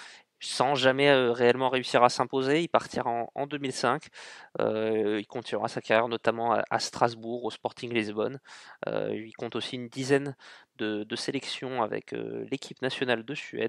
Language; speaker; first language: French; native; French